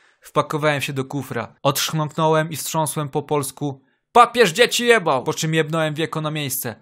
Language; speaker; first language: Polish; native; Polish